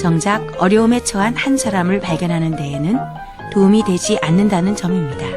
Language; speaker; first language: Korean; native; Korean